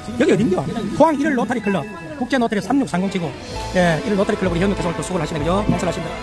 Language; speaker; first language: Korean; native; Korean